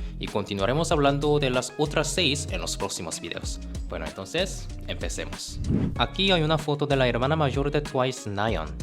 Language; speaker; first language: Spanish; non-native, fluent; Korean